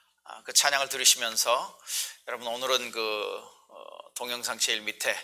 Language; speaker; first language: Korean; native; Korean